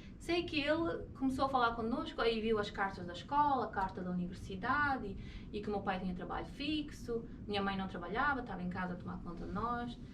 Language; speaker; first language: Portuguese; native; Portuguese